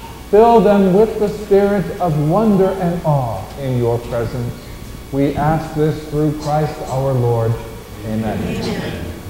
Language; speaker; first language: English; native; English